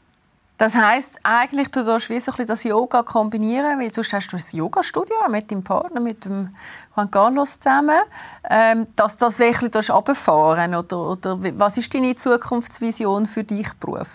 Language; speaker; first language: German; native; German